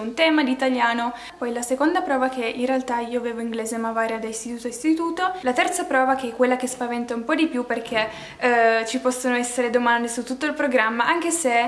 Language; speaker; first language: Italian; native; Italian